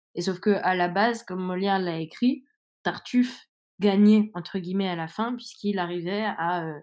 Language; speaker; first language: French; native; French